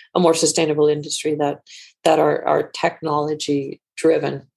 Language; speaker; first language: English; non-native, fluent; Icelandic